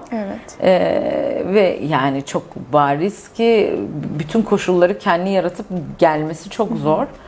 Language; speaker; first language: Turkish; native; Turkish